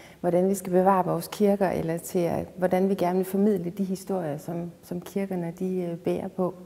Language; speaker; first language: Danish; native; Danish